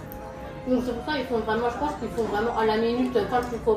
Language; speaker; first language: French; native; French